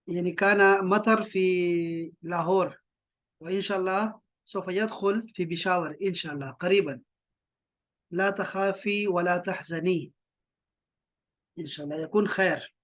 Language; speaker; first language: Arabic; non-native, fluent; Urdu